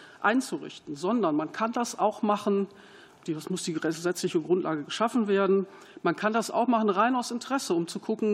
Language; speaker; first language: German; native; German